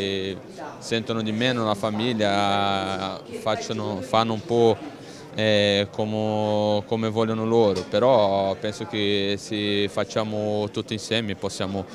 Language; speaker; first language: Italian; non-native, fluent; Portuguese